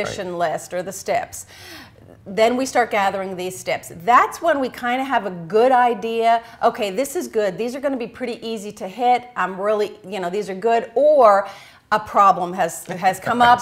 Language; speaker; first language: English; native; English